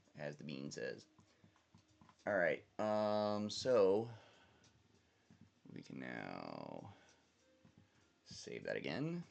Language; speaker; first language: English; native; English